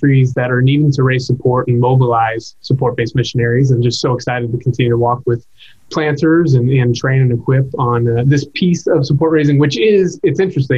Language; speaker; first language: English; native; English